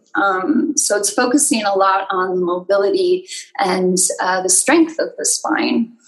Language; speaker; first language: English; native; English